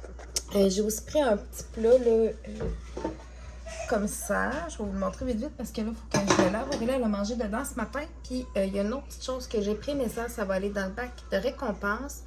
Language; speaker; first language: French; native; French